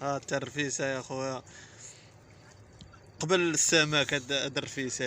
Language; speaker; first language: Arabic; native; Arabic